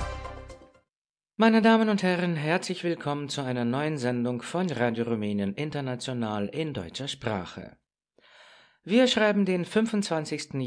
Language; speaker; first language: German; non-native, fluent; Romanian